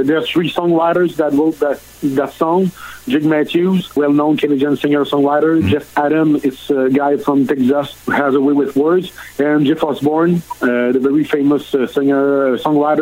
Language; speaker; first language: English; non-native, learner; French